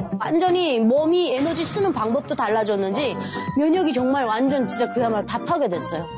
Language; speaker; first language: Korean; native; Korean